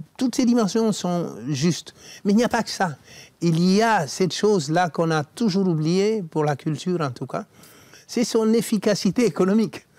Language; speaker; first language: French; non-native, local second language; Wolof